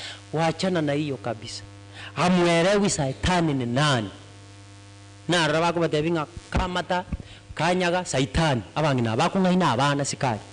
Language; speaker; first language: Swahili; non-native, local second language; Gusii